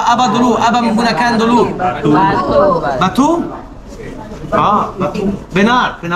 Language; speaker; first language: Indonesian; non-native, learner; Arabic